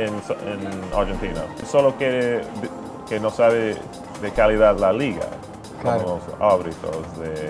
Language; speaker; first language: Spanish; non-native, fluent; English